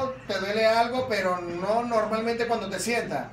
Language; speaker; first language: Spanish; native; Spanish